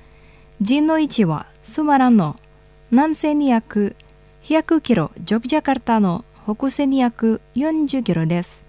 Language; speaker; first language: Japanese; non-native, fluent; Indonesian